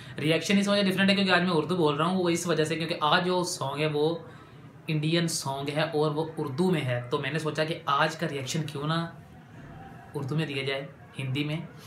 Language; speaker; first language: Urdu; non-native, local second language; Punjabi